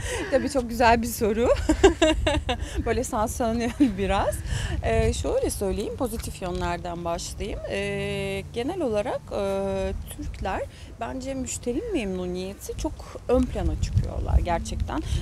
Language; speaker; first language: Turkish; non-native, fluent; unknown